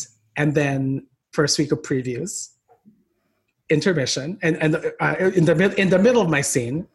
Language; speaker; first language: English; non-native, local second language; Filipino